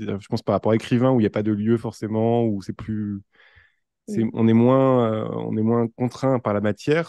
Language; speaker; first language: French; native; French